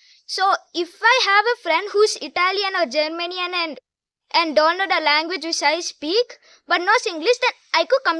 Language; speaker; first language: English; non-native, local second language; Hindi